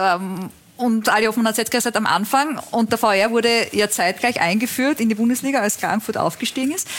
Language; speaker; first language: German; native; German